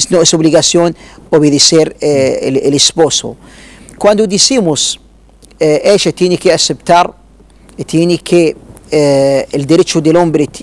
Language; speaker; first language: Spanish; non-native, learner; Arabic